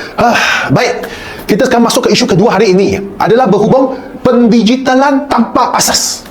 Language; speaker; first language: Malay; non-native, local second language; Chinese